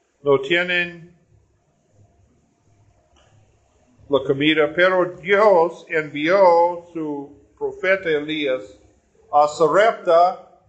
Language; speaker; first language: Spanish; non-native, learner; English